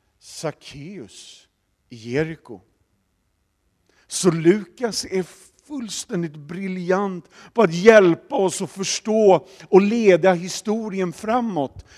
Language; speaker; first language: Swedish; native; Swedish